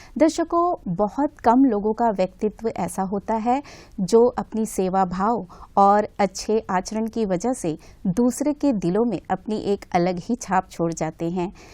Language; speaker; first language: Hindi; native; Hindi